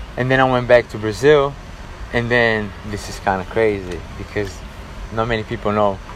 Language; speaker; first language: English; non-native, fluent; Portuguese